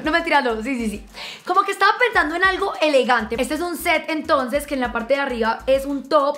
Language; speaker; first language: Spanish; native; Spanish